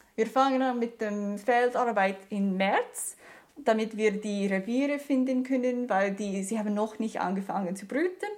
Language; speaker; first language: German; non-native, fluent; English